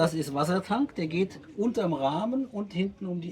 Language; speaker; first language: German; native; German